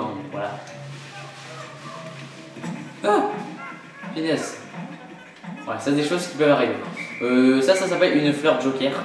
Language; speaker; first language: French; native; French